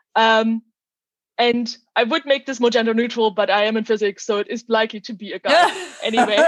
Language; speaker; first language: English; non-native, fluent; German